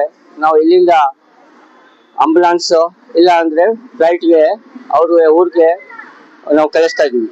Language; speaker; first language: Kannada; non-native, local second language; Odia